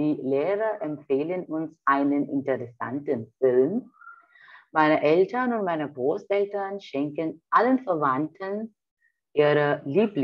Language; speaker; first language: German; non-native, fluent; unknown